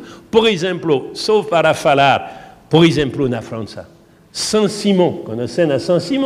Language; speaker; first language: Portuguese; non-native, learner; French